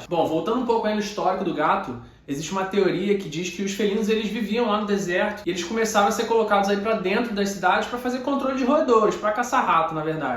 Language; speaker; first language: Portuguese; native; Portuguese